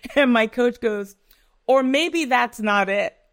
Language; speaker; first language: English; non-native, local second language; Yoruba